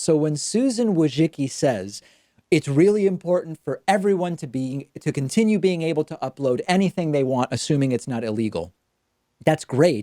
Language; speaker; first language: English; native; English